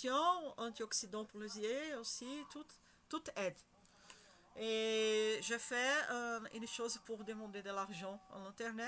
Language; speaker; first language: French; non-native, learner; Spanish